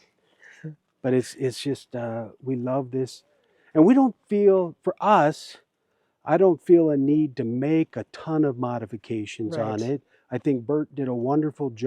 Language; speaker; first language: English; native; English